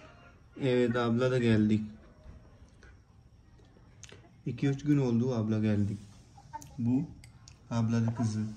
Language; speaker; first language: Turkish; non-native, learner; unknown